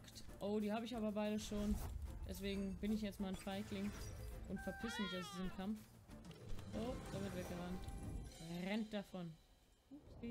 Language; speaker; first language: German; native; German